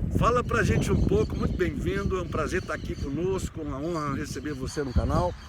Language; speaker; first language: Portuguese; native; Portuguese